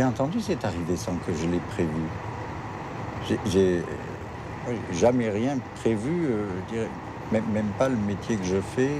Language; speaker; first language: French; native; French